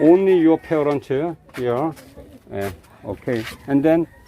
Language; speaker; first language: English; non-native, learner; Korean